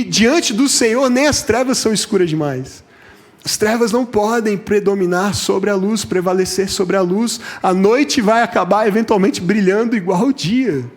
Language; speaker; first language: Portuguese; native; Portuguese